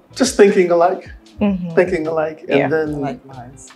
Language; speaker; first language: English; native; English